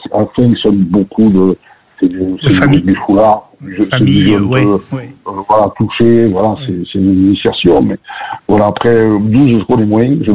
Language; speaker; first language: French; native; French